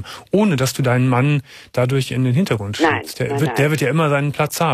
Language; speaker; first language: German; native; German